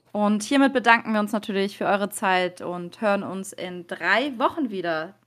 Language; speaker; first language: German; early bilingual, other home language; Persian